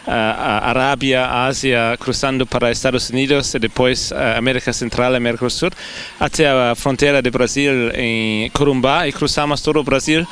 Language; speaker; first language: Portuguese; non-native, fluent; German